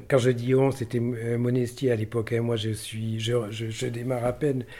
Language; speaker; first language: French; native; French